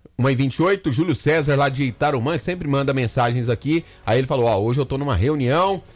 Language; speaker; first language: Portuguese; native; Portuguese